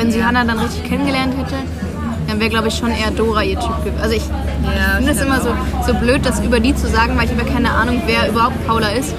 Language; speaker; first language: German; native; German